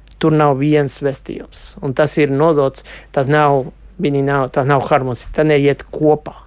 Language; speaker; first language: Latvian; non-native, local second language; Russian